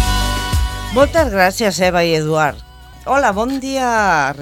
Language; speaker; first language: Catalan; non-native, learner; Spanish